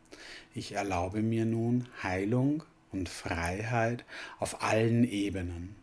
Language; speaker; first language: German; native; German